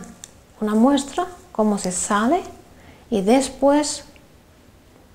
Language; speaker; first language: Spanish; non-native, learner; Finnish